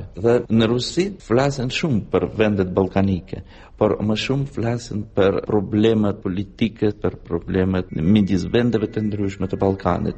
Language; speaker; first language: Albanian; non-native, fluent; Russian